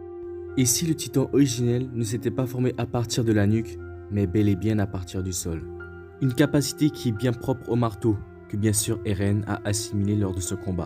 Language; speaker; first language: French; native; French